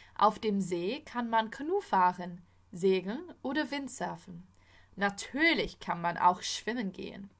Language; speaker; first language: German; non-native, fluent; English